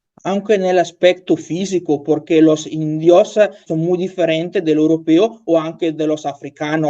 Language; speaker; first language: Spanish; non-native, learner; Italian